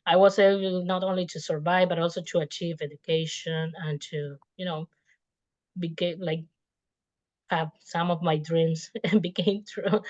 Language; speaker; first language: English; non-native, fluent; Spanish